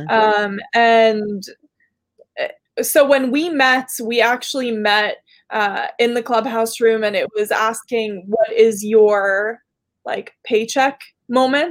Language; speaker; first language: English; early bilingual, other home language; Arabic